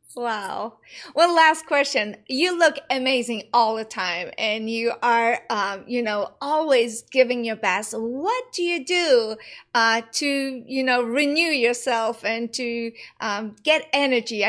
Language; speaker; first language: English; non-native, fluent; Norwegian